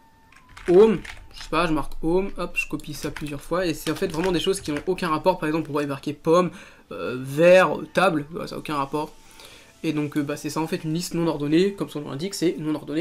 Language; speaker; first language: French; native; French